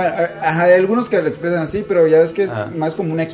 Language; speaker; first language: Spanish; native; Spanish